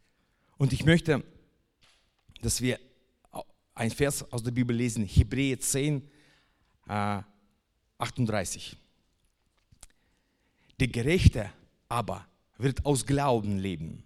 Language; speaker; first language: German; non-native, fluent; Russian